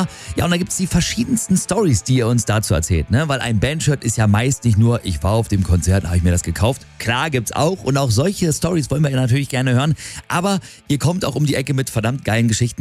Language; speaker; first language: German; native; German